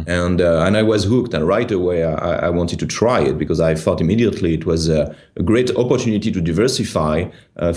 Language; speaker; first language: English; non-native, fluent; French